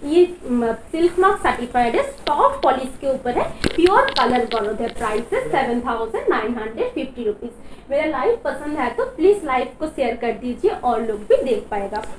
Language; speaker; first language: Hindi; non-native, local second language; Bangla